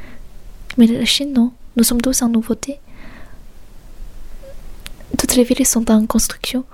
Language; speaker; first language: French; non-native, fluent; Chinese